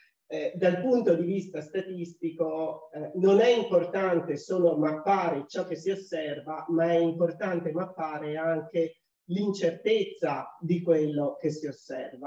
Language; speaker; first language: Italian; native; Italian